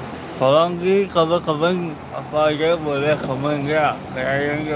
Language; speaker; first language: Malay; non-native, local second language; Balinese